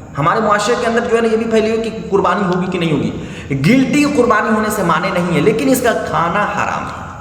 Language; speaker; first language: Urdu; native; Urdu